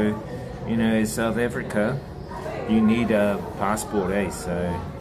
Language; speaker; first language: English; native; English